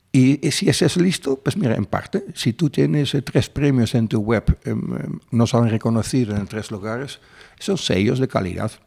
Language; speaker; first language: Spanish; non-native, fluent; Dutch